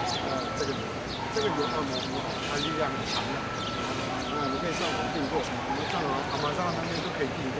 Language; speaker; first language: Chinese; native; Chinese